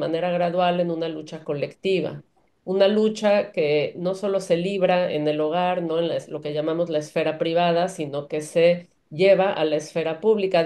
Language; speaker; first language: Spanish; native; Spanish